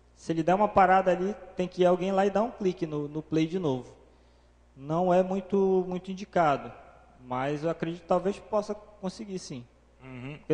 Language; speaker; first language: Portuguese; native; Portuguese